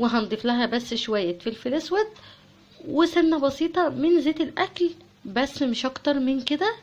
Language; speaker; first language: Arabic; native; Arabic